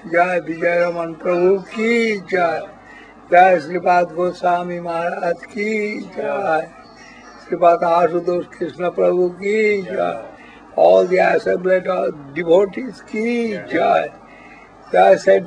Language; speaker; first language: English; non-native, local second language; Bangla